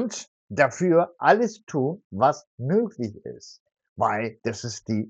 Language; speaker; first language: German; non-native, fluent; Turkish